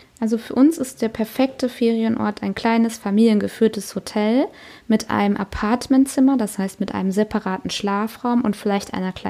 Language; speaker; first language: German; native; German